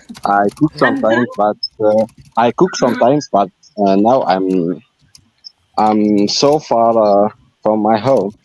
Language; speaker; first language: English; non-native, learner; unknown